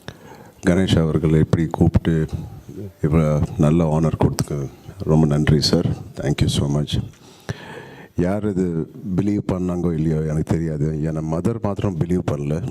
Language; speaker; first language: Tamil; non-native, local second language; Telugu